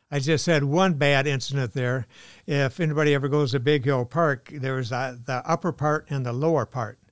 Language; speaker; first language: English; native; English